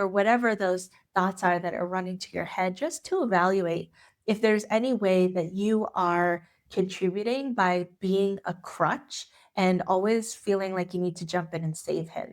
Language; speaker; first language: English; native; English